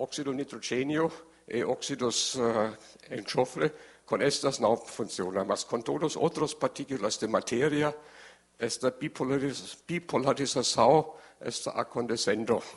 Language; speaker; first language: Portuguese; non-native, learner; German